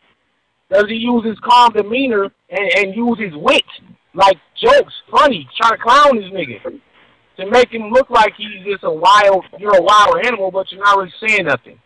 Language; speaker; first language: English; native; English